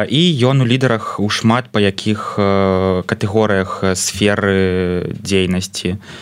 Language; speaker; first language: Belarusian; non-native, local second language; Russian